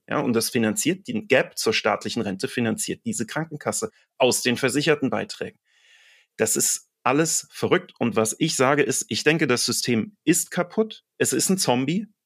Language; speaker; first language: German; native; German